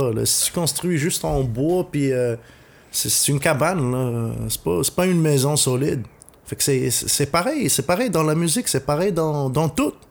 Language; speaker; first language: French; non-native, local second language; Arabic